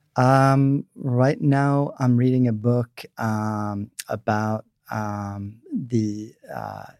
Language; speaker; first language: English; early bilingual, other home language; Swedish